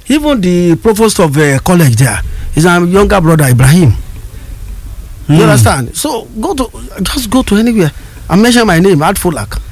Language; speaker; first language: English; non-native, local second language; Yoruba